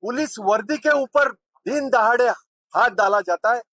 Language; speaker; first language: Hindi; non-native, local second language; Marathi